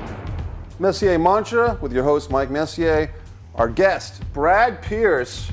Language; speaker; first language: English; native; English